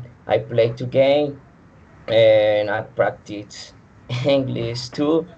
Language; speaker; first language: English; non-native, learner; Spanish